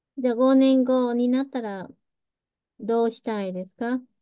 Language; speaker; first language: Japanese; early bilingual, heritage; Vietnamese